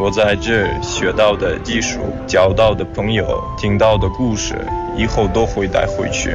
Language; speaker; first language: Chinese; non-native, fluent; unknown